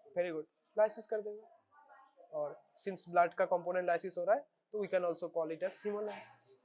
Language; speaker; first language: Hindi; non-native, local second language; Bangla